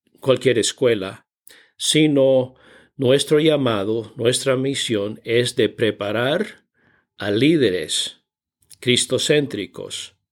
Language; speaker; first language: Spanish; non-native, fluent; English